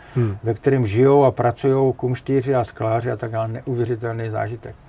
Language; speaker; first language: Czech; native; Czech